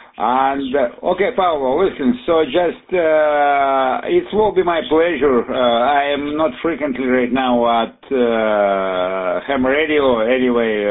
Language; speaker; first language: English; non-native, fluent; Russian